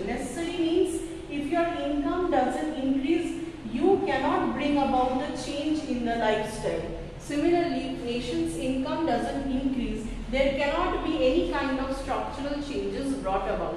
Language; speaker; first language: English; non-native, local second language; Bangla